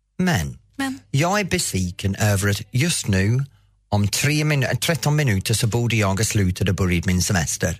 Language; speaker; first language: Swedish; non-native, fluent; English